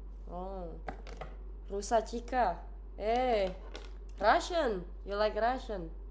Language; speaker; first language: English; non-native, learner; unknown